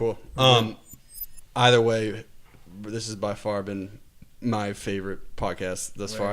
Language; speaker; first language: English; native; English